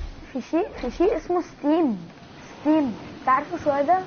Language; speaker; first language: Arabic; native; Arabic